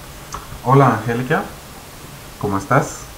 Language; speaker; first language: Spanish; non-native, fluent; Swedish